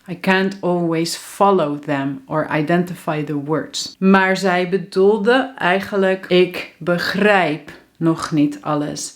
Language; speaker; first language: Dutch; native; Dutch